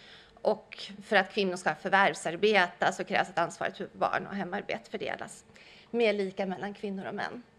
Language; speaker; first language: Swedish; native; Swedish